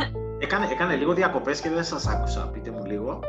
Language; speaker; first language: Greek; native; Greek